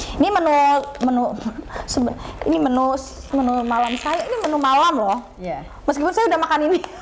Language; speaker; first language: Indonesian; native; Indonesian